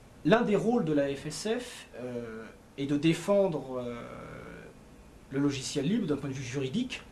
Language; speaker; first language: French; native; French